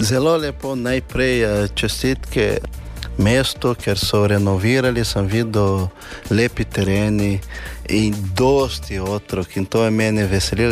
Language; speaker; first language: Slovenian; non-native, learner; Portuguese